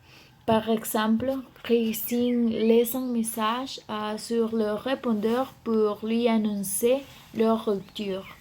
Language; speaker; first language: French; non-native, learner; Spanish